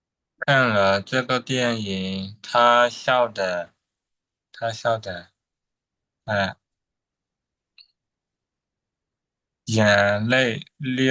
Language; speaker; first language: Chinese; non-native, learner; Burmese